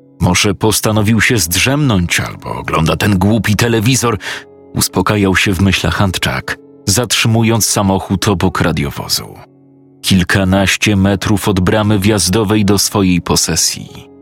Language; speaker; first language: Polish; native; Polish